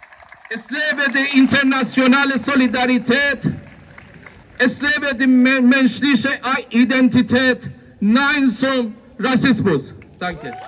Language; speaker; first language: German; non-native, fluent; Persian